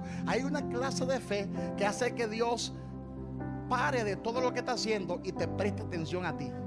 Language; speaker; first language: Spanish; native; Spanish